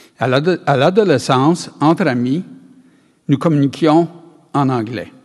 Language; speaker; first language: French; native; French